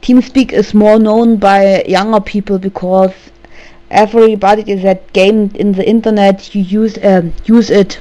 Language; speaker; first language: English; non-native, learner; German